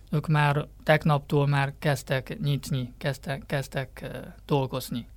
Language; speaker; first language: Hungarian; non-native, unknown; Chinese